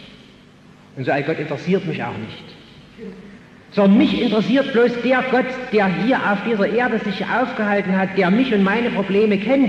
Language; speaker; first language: German; native; German